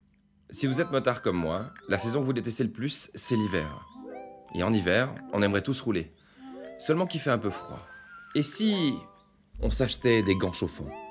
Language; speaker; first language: French; native; French